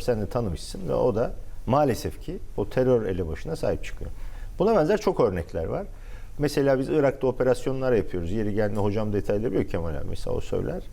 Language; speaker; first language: Turkish; native; Turkish